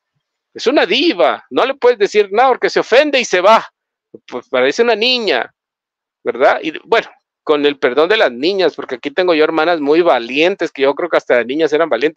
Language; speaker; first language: Spanish; native; Spanish